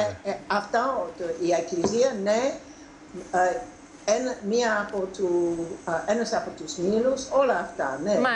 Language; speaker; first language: Greek; non-native, fluent; English